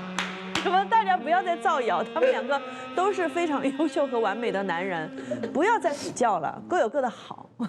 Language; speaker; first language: Chinese; native; Chinese